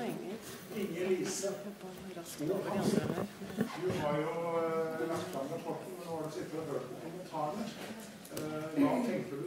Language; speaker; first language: Norwegian; native; Norwegian